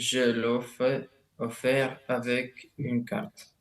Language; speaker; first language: French; non-native, learner; Romanian